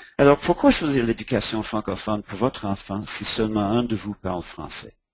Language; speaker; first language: French; non-native, local second language; English